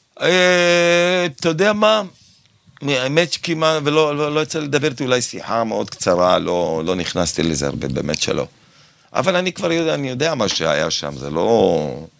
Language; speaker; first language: Hebrew; native; Hebrew